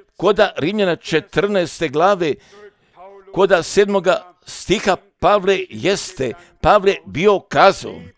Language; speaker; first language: Croatian; early bilingual, heritage; Croatian